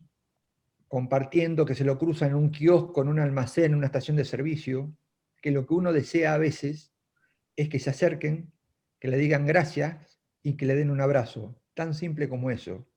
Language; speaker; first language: Spanish; native; Spanish